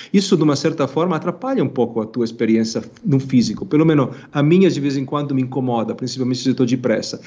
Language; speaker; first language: Portuguese; non-native, fluent; Italian